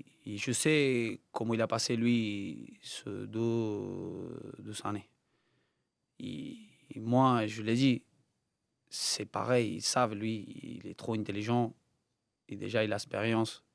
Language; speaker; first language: French; non-native, learner; Spanish